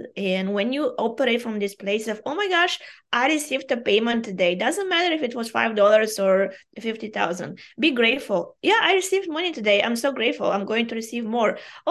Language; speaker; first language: English; non-native, fluent; Bulgarian